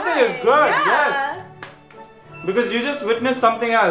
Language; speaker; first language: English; non-native, local second language; Urdu